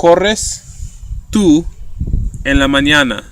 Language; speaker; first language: Spanish; non-native, fluent; English